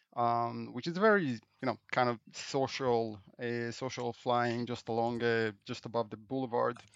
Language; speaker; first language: English; non-native, fluent; Hebrew